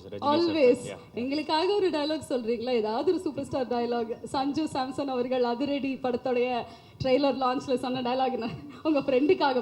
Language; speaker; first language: Tamil; native; Tamil